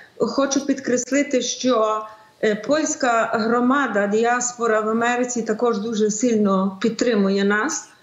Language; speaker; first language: Ukrainian; early bilingual, heritage; Ukrainian